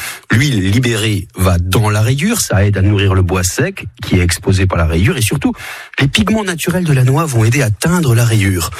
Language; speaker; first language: French; native; French